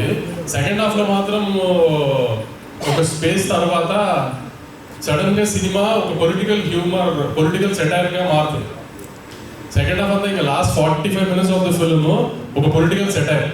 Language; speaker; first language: Telugu; native; Telugu